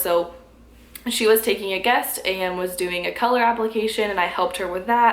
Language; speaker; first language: English; native; English